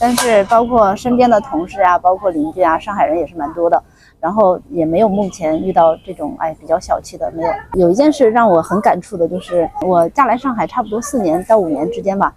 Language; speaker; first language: Chinese; non-native, local second language; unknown